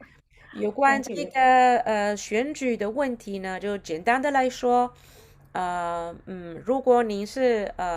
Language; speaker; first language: Chinese; non-native, fluent; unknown